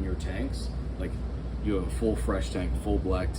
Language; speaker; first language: English; native; English